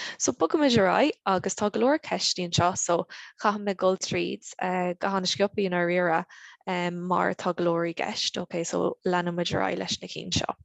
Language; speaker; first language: Irish; non-native, local second language; English